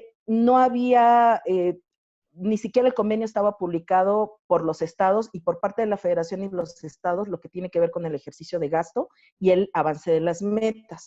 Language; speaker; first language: Spanish; native; Spanish